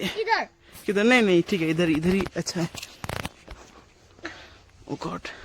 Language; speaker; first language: Hindi; non-native, local second language; Bangla